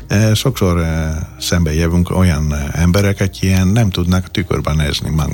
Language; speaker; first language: Hungarian; non-native, learner; Greek